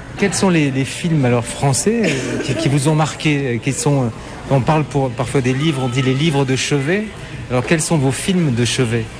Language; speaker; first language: French; native; French